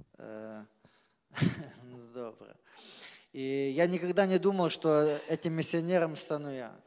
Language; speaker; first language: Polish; non-native, learner; Russian